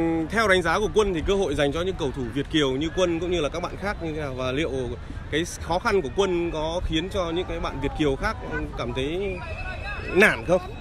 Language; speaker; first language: Vietnamese; native; Vietnamese